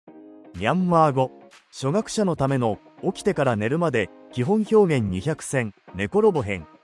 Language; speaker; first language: Japanese; native; Japanese